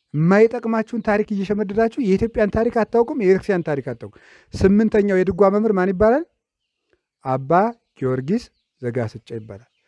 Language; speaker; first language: Amharic; native; Amharic